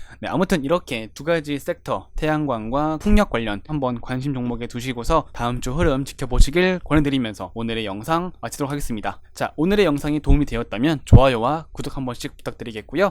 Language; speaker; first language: Korean; native; Korean